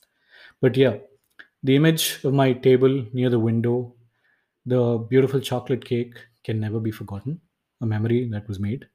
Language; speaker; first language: English; non-native, local second language; Tamil